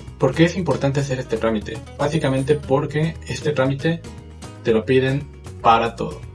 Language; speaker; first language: Spanish; native; Spanish